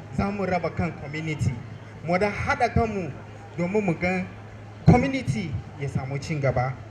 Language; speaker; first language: Hausa; non-native, local second language; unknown